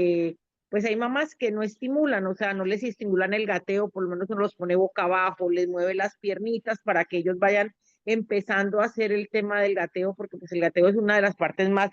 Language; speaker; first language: Spanish; native; Spanish